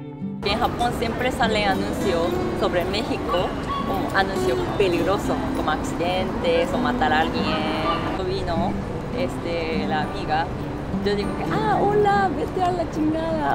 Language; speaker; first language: Spanish; non-native, fluent; Japanese